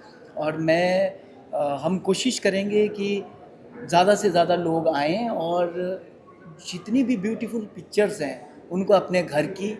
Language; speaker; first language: Hindi; native; Hindi